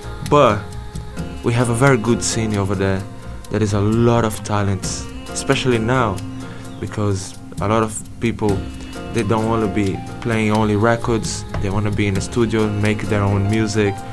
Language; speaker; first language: English; non-native, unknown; Portuguese